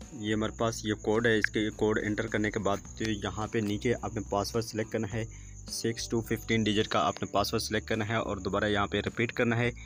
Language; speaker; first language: Urdu; non-native, local second language; Punjabi